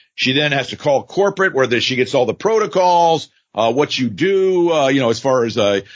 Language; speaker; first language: English; native; English